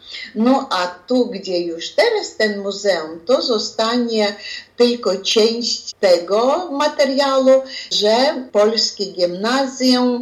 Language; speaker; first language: Polish; non-native, local second language; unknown